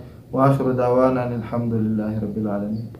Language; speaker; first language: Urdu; non-native, local second language; Pashto